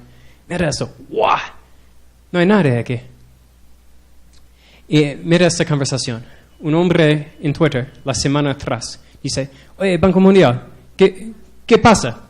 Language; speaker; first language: Spanish; non-native, learner; English